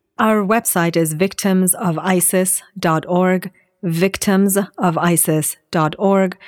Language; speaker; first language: English; non-native, fluent; Assyrian Neo-Aramaic